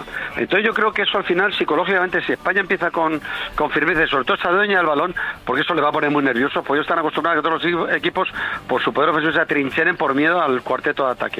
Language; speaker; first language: Spanish; native; Spanish